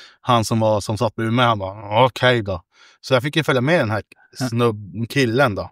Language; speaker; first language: Swedish; native; Swedish